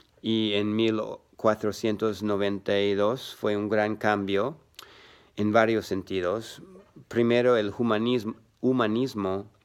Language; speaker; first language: Spanish; non-native, learner; English